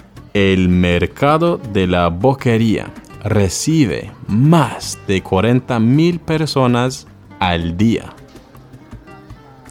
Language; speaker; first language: Spanish; non-native, learner; English